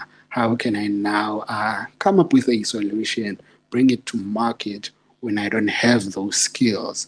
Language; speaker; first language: English; non-native, local second language; Zulu